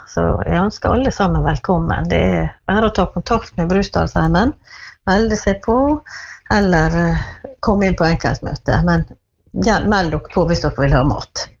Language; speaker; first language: Norwegian; native; Norwegian